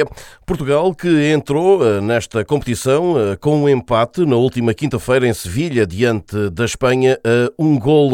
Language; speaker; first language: Portuguese; native; Portuguese